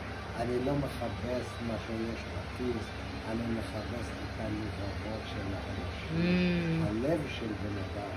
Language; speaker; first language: Hebrew; non-native, local second language; Arabic